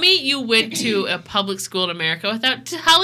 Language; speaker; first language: English; native; English